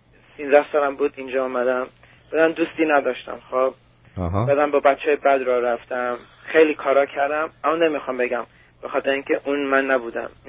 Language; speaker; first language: Persian; early bilingual, heritage; Persian